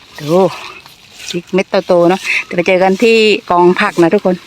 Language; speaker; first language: Thai; non-native, local second language; Northeastern Thai